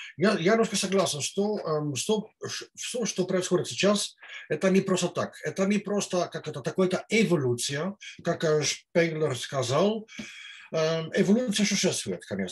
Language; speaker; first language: Russian; non-native, fluent; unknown